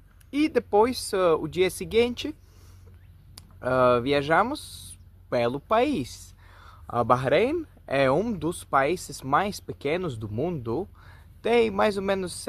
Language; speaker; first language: Portuguese; non-native, fluent; Latvian